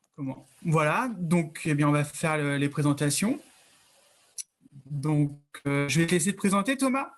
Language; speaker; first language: French; native; French